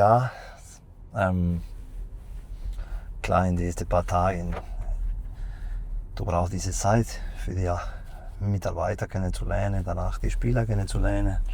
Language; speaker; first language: German; non-native, fluent; Spanish